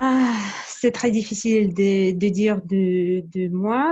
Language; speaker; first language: French; non-native, fluent; Russian